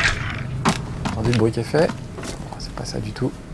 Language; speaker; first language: French; native; French